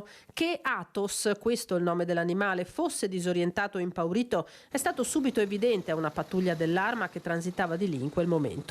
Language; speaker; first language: Italian; native; Italian